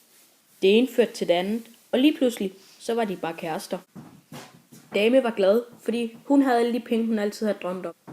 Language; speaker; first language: Danish; native; Danish